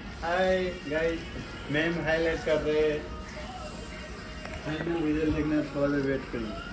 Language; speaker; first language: Hindi; non-native, local second language; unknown